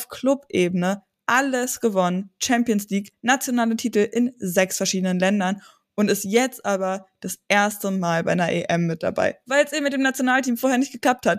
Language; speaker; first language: German; native; German